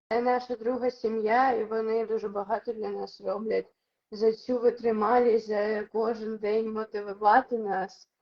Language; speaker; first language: Ukrainian; non-native, local second language; Russian